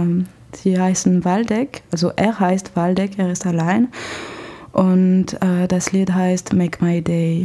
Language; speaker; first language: German; non-native, fluent; French